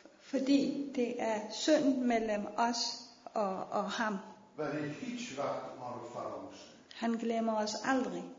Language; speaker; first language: Danish; non-native, fluent; Persian